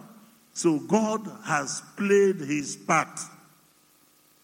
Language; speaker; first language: English; non-native, local second language; Igbo